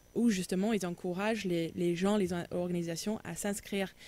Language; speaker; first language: French; non-native, fluent; English